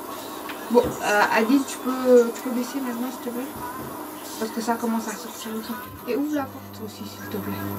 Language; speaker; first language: French; non-native, local second language; Morisyen